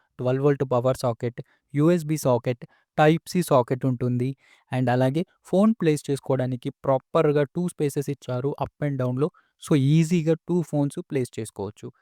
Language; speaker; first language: Telugu; native; Telugu